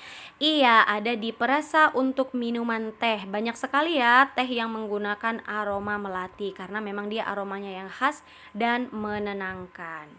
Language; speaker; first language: Indonesian; native; Indonesian